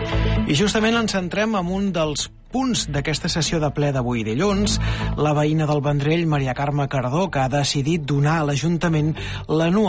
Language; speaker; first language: Catalan; native; Catalan